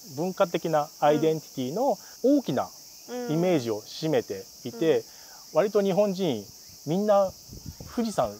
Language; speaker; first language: Japanese; native; Japanese